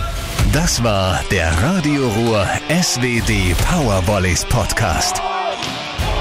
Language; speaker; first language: German; native; German